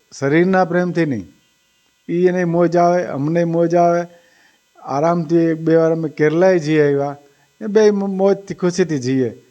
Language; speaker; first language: Gujarati; native; Gujarati